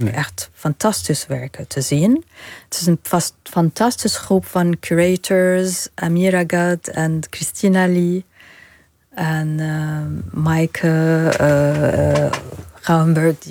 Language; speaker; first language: Dutch; non-native, fluent; Arabic